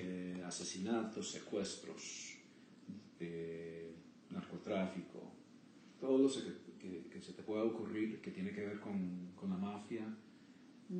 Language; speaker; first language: Spanish; early bilingual, heritage; Spanish